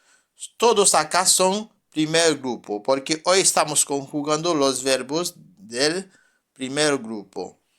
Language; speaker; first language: Spanish; non-native, fluent; French